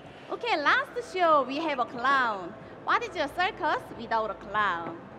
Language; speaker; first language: English; non-native, learner; Korean